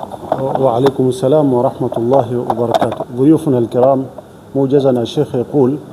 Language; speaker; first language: Arabic; non-native, fluent; Swahili